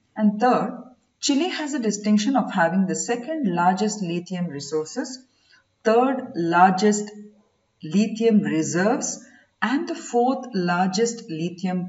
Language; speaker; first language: English; non-native, local second language; Kannada